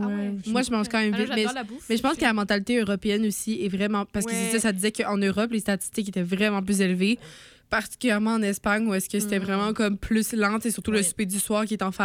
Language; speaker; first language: French; native; French